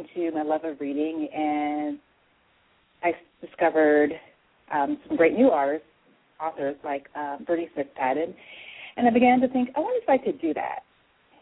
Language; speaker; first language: English; native; English